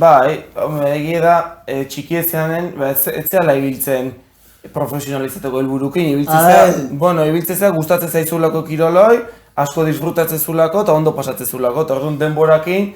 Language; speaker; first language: Basque; native; Basque